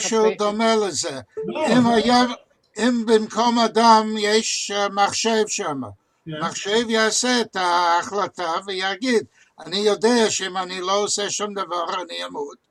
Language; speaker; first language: Hebrew; non-native, fluent; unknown